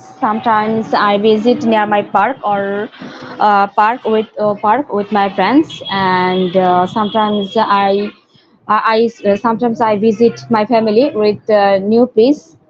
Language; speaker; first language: English; non-native, learner; Bangla